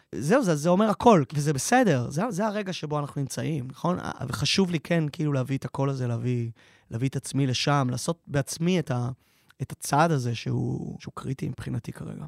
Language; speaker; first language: Hebrew; native; Hebrew